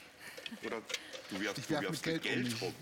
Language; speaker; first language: German; native; German